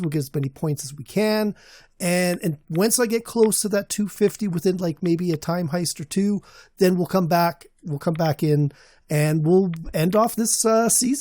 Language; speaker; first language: English; native; English